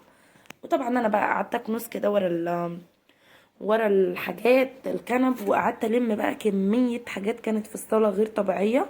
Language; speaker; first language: Arabic; native; Arabic